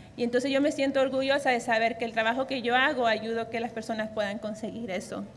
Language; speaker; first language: Spanish; early bilingual, heritage; Spanish